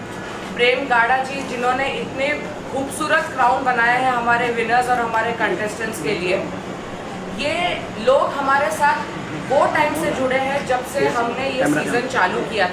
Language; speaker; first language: Hindi; native; Hindi